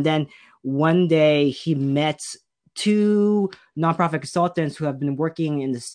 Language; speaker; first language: English; native; English